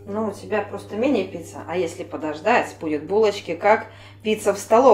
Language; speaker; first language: Russian; native; Russian